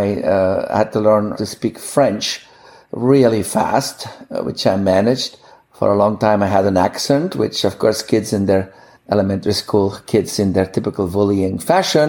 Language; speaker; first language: English; non-native, fluent; Dutch